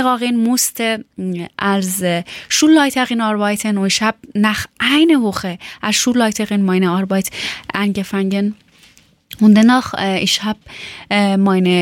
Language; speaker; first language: German; non-native, learner; Persian